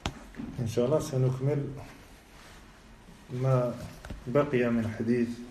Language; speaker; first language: Arabic; non-native, fluent; French